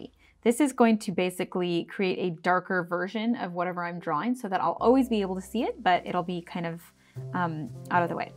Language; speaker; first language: English; native; English